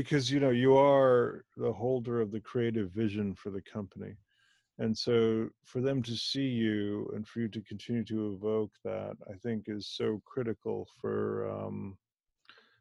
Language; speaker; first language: English; non-native, fluent; Hindi